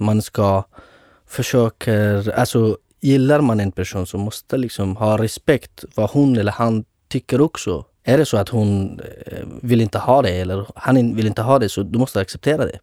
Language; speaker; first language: Swedish; non-native, fluent; Persian